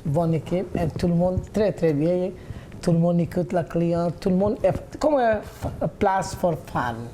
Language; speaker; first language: French; non-native, learner; Bangla